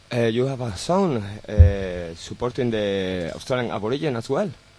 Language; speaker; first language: English; non-native, learner; Spanish